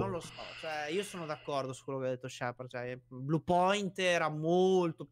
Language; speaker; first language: Italian; native; Italian